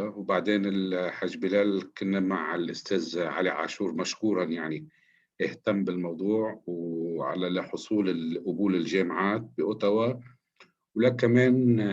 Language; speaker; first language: Arabic; native; Arabic